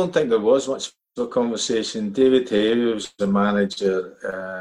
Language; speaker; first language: English; native; English